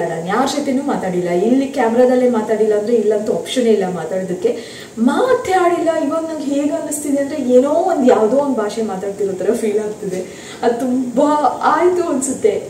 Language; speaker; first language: Kannada; non-native, local second language; Tulu